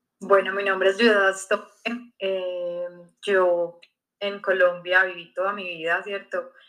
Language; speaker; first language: Spanish; native; Spanish